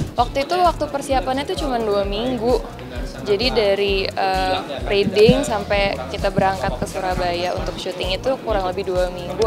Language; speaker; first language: Indonesian; native; Indonesian